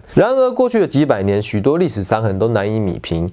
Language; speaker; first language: Chinese; native; Chinese